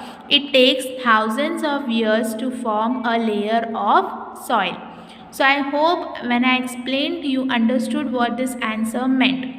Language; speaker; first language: English; non-native, local second language; Hindi